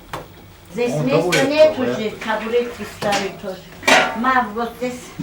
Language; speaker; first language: Russian; non-native, local second language; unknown